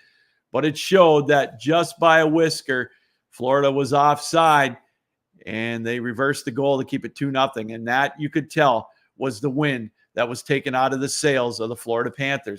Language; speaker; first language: English; native; English